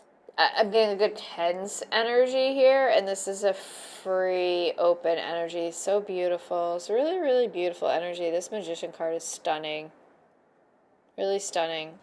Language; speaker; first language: English; native; English